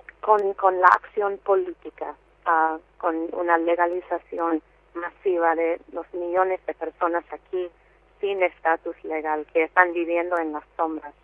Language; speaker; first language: Spanish; non-native, fluent; English